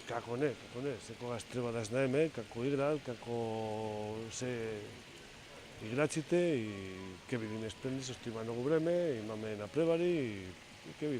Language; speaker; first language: Macedonian; non-native, fluent; Spanish